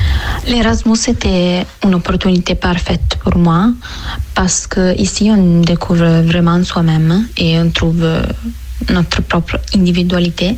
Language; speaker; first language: French; non-native, fluent; Italian